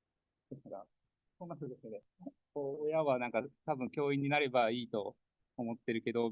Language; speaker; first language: Japanese; native; Japanese